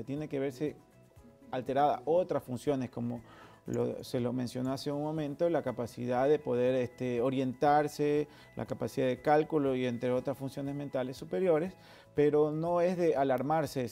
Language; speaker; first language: Spanish; native; Spanish